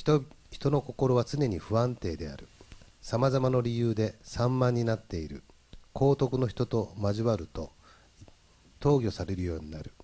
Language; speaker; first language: Japanese; native; Japanese